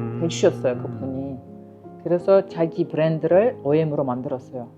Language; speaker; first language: Korean; non-native, fluent; Kyrgyz